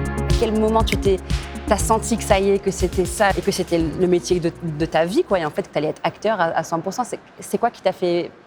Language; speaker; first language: French; non-native, local second language; Arabic